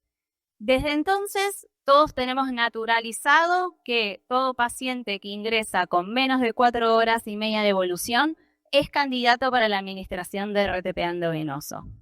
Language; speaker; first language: Spanish; native; Spanish